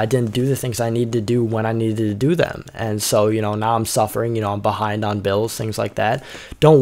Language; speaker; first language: English; native; English